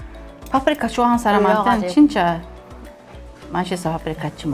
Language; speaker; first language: Korean; non-native, learner; Russian